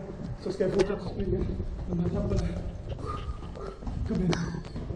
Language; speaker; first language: Swedish; early bilingual, other home language; Nepali